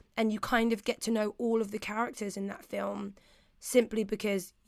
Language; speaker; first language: English; native; English